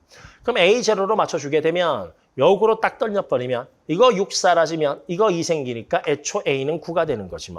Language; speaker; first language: Korean; native; Korean